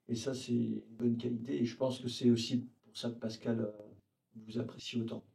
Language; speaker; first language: French; native; French